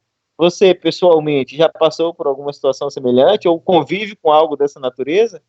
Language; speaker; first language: Portuguese; native; Portuguese